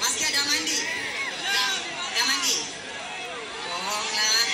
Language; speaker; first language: Malay; native; Malay